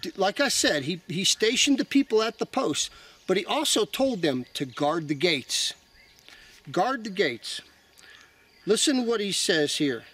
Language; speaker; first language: English; native; English